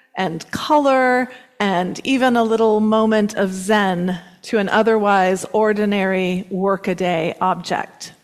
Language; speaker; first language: English; native; English